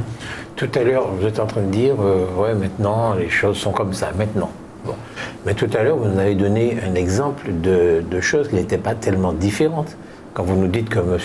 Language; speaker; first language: French; native; French